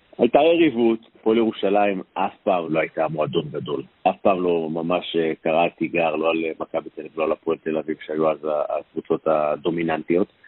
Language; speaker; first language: Hebrew; native; Hebrew